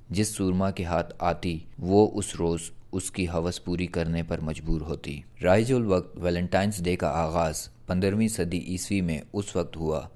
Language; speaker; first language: Urdu; native; Urdu